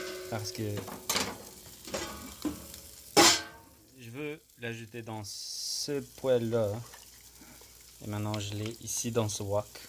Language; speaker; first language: French; non-native, fluent; English